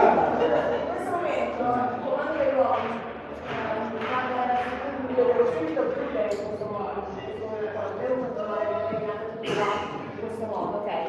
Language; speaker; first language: Italian; native; Italian